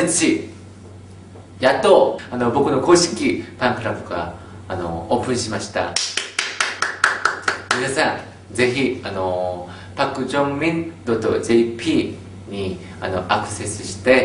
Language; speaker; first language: Japanese; non-native, fluent; Korean